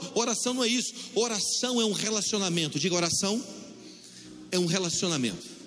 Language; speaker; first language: Portuguese; native; Portuguese